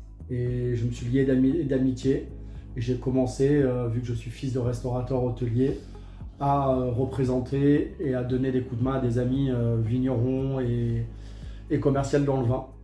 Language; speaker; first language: French; native; French